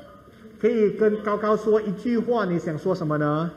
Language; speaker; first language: Chinese; non-native, fluent; Thai